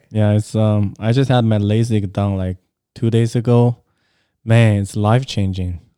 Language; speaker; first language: English; non-native, fluent; Chinese